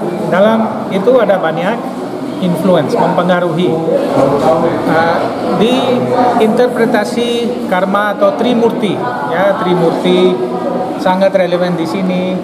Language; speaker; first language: Indonesian; non-native, fluent; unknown